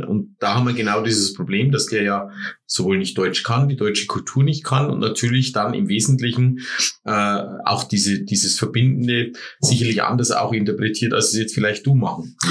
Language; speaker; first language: German; native; German